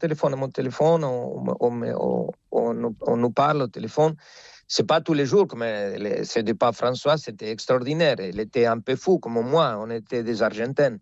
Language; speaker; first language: French; non-native, fluent; Spanish